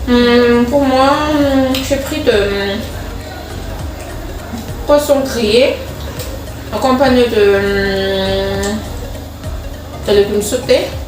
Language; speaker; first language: French; non-native, local second language; Malagasy